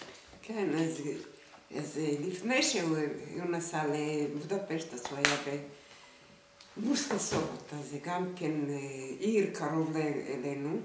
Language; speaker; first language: Hebrew; non-native, fluent; Hungarian